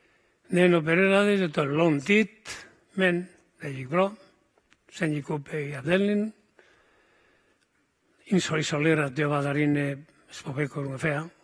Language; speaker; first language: Swedish; non-native, fluent; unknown